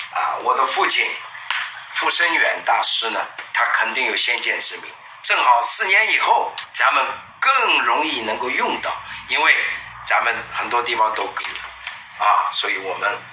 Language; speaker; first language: Chinese; native; Chinese